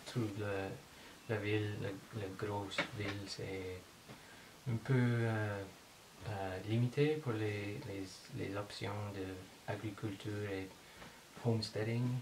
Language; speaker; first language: French; non-native, learner; English